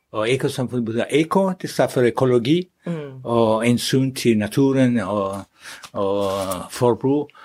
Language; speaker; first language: Danish; non-native, fluent; Italian